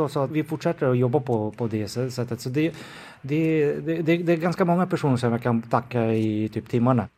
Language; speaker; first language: Swedish; non-native, fluent; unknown